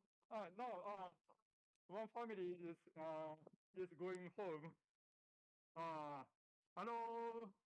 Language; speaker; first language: English; non-native, learner; Japanese